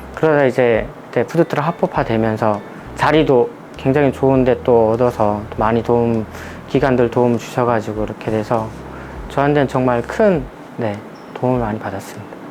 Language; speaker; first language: Korean; native; Korean